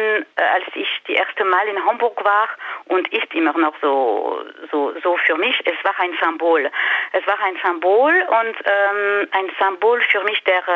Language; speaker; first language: German; non-native, fluent; French